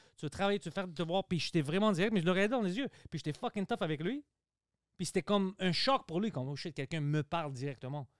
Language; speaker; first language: French; early bilingual, other home language; Greek